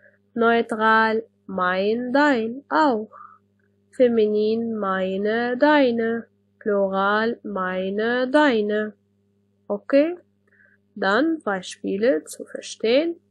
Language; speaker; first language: German; non-native, fluent; Arabic